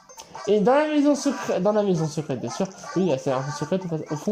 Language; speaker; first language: French; native; French